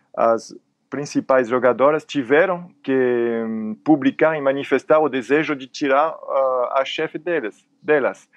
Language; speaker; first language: Portuguese; non-native, fluent; French